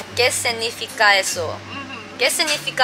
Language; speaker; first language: Spanish; non-native, learner; English